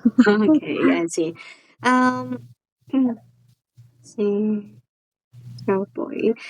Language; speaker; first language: English; non-native, fluent; Cantonese